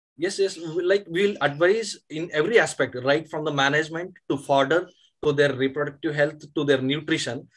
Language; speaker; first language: English; non-native, local second language; Kannada